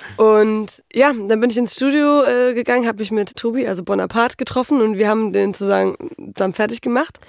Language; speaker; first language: German; early bilingual, other home language; Polish